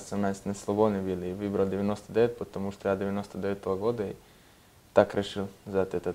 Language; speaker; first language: Russian; non-native, learner; Serbian